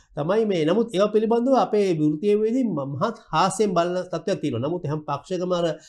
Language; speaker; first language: Sinhala; native; Sinhala